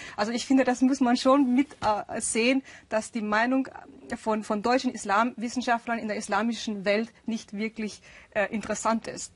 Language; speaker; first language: German; early bilingual, other home language; Urdu